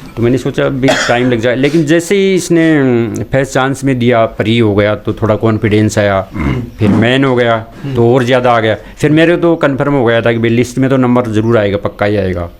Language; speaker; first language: Hindi; native; Hindi